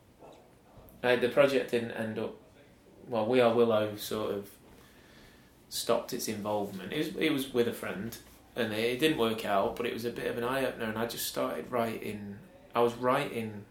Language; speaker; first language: English; native; English